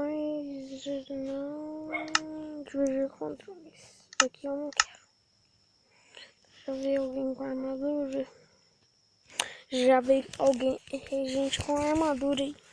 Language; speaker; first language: Portuguese; native; Portuguese